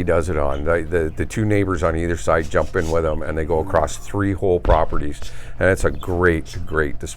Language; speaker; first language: English; native; English